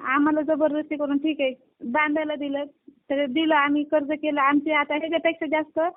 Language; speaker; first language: Marathi; native; Marathi